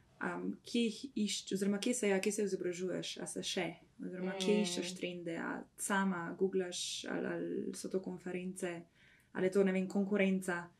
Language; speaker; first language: Slovenian; native; Slovenian